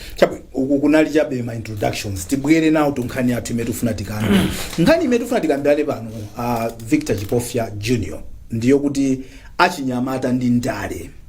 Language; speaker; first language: Nyanja; native; Nyanja